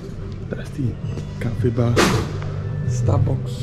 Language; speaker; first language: German; non-native, learner; Danish